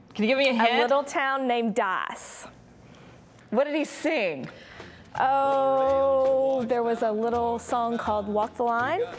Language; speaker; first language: English; native; English